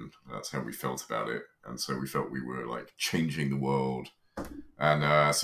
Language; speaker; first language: English; native; English